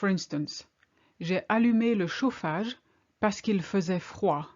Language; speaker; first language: French; non-native, fluent; English